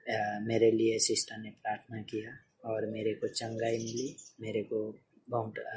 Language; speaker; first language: Hindi; non-native, local second language; Gujarati